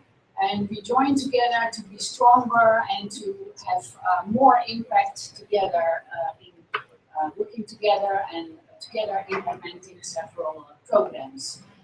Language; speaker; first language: English; non-native, fluent; Dutch